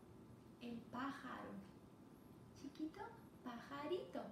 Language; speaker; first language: Spanish; non-native, fluent; English